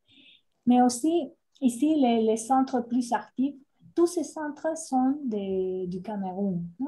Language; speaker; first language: French; non-native, fluent; Spanish